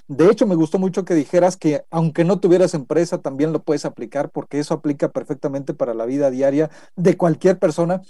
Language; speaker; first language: Spanish; native; Spanish